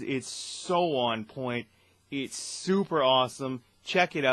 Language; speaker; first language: English; native; English